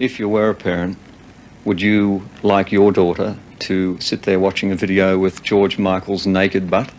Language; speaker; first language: English; native; English